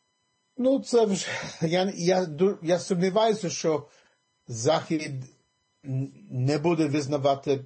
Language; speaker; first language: Ukrainian; early bilingual, heritage; English